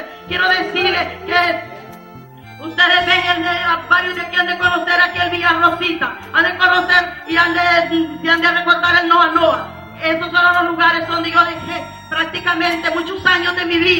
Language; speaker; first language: Spanish; native; Spanish